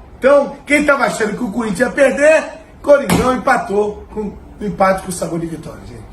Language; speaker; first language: Portuguese; native; Portuguese